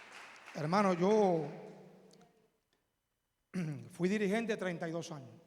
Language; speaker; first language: Spanish; native; Spanish